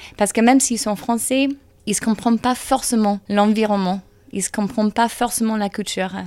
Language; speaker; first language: French; non-native, fluent; English